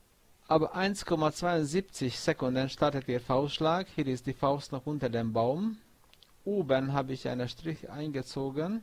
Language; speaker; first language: German; non-native, fluent; Hungarian